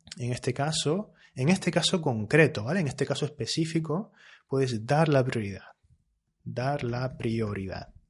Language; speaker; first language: Spanish; native; Spanish